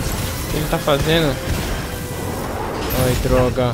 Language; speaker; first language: Portuguese; native; Portuguese